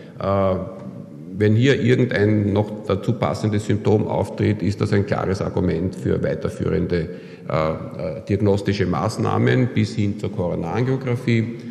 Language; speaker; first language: German; native; German